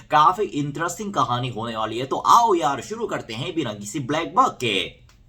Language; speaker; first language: Hindi; non-native, fluent; Korean